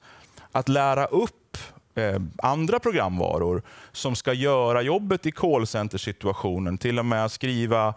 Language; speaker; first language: Swedish; native; Swedish